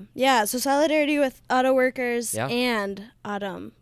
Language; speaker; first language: English; native; English